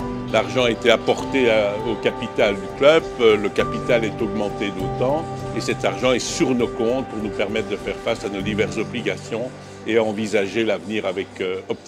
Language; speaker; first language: French; native; French